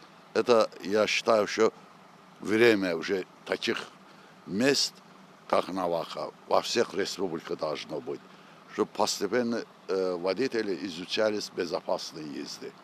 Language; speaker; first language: Russian; non-native, local second language; Azerbaijani